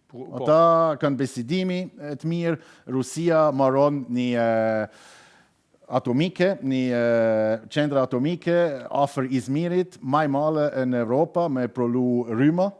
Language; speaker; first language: Albanian; non-native, learner; German